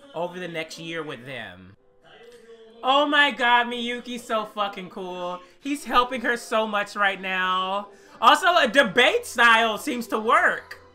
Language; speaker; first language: English; native; English